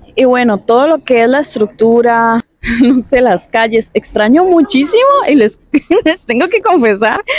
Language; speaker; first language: Spanish; native; Spanish